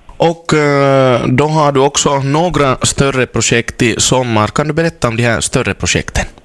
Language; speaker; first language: Swedish; native; Swedish